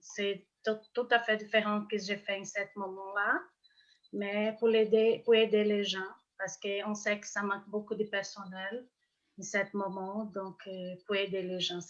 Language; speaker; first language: French; non-native, fluent; Portuguese